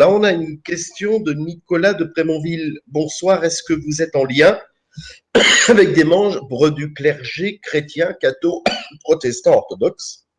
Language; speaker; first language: French; native; French